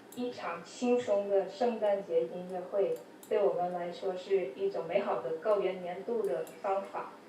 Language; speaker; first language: Chinese; early bilingual, other home language; English